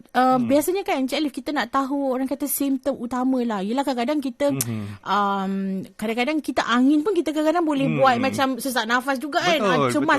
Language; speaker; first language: Malay; native; Malay